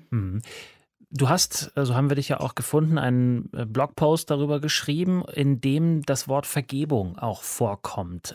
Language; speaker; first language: German; native; German